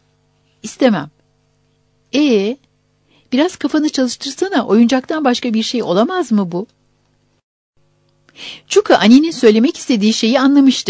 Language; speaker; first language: Turkish; native; Turkish